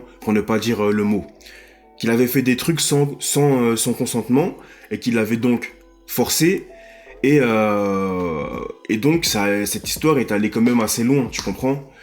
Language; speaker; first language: French; native; French